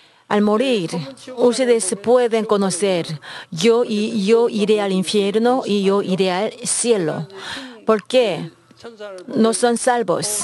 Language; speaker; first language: Spanish; non-native, learner; Korean